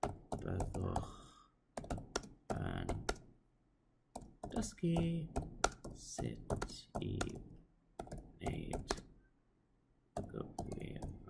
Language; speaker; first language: Welsh; non-native, local second language; English